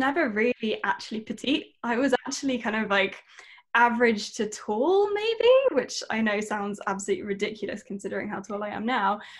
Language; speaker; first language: English; native; English